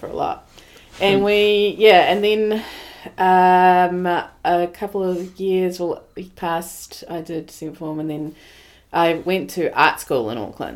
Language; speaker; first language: English; native; English